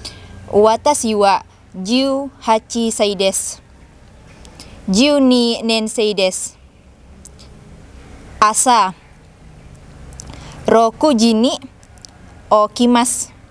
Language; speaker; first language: Japanese; non-native, learner; Indonesian